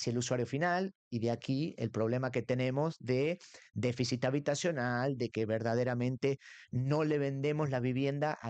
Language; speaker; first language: Spanish; native; Spanish